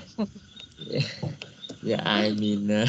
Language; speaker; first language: English; non-native, learner; Vietnamese